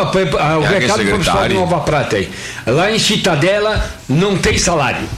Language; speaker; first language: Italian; non-native, learner; Portuguese